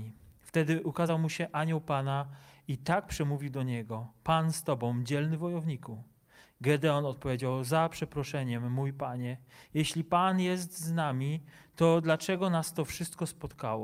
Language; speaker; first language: Polish; native; Polish